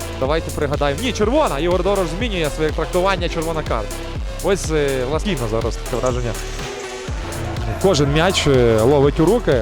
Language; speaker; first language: Ukrainian; native; Ukrainian